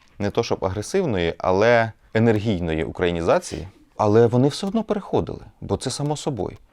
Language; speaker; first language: Ukrainian; native; Ukrainian